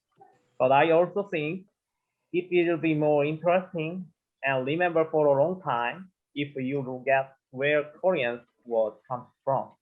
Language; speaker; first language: English; non-native, learner; Korean